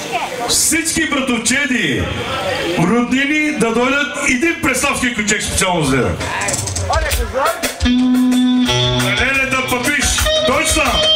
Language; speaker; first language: Bulgarian; non-native, local second language; Turkish